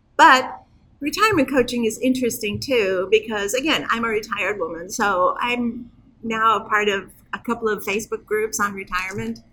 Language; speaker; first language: English; non-native, fluent; Turkish